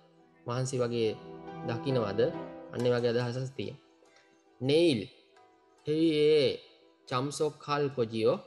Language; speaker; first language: Korean; non-native, fluent; Sinhala